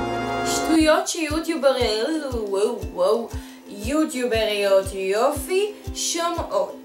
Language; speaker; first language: Hebrew; native; Hebrew